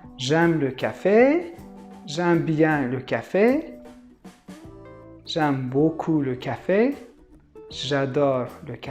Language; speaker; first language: French; non-native, fluent; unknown